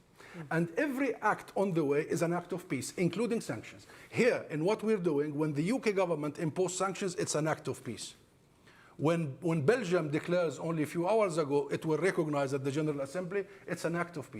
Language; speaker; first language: English; non-native, fluent; Arabic